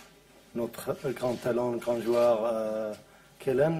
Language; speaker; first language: French; non-native, learner; Arabic